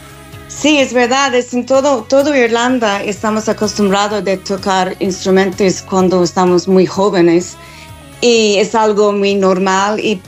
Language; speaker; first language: Spanish; non-native, learner; English